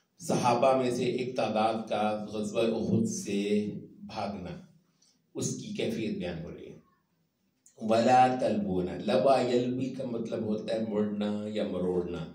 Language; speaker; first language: Urdu; non-native, local second language; Punjabi